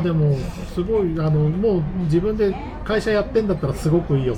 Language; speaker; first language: Japanese; native; Japanese